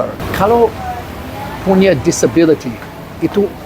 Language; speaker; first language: Indonesian; non-native, learner; English